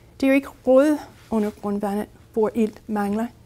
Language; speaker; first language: Danish; non-native, fluent; English